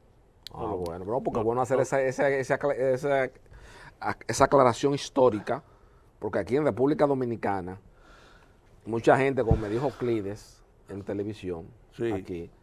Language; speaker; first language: Spanish; native; Spanish